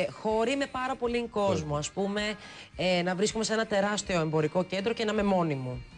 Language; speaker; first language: Greek; early bilingual, heritage; Greek